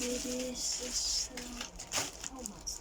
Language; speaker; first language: English; non-native, learner; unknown